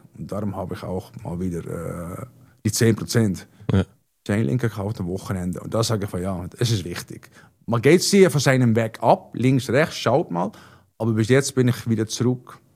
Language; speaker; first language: German; non-native, fluent; Dutch